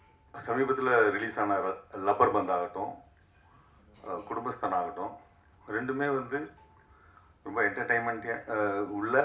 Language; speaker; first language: Tamil; native; Tamil